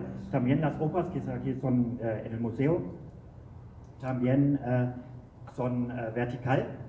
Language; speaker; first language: Spanish; non-native, learner; German